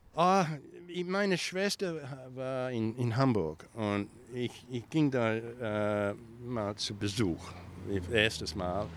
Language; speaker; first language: German; early bilingual, heritage; German